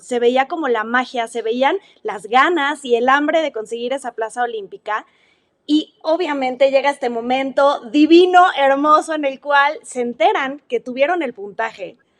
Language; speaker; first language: Spanish; native; Spanish